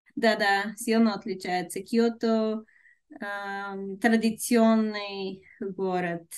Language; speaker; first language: Russian; non-native, learner; Bulgarian